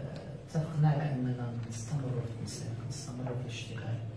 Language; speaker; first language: Arabic; native; Arabic